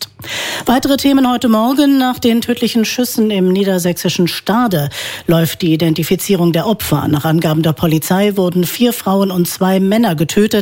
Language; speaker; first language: German; native; German